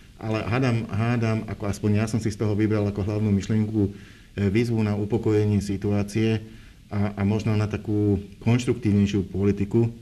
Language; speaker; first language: Slovak; native; Slovak